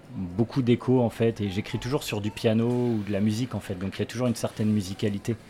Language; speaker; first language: French; native; French